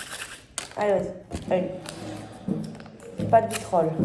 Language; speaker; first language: French; native; French